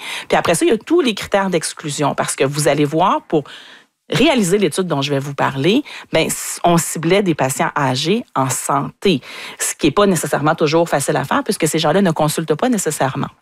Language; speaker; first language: French; native; French